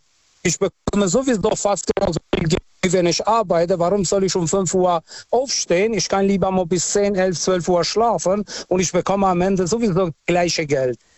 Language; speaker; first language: German; non-native, fluent; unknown